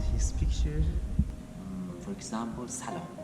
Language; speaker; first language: English; non-native, learner; Persian